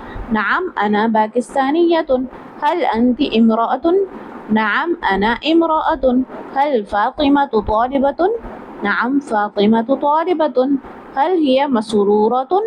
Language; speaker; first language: Arabic; non-native, learner; Urdu